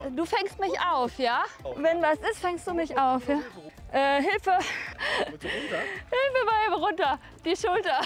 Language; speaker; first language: German; native; German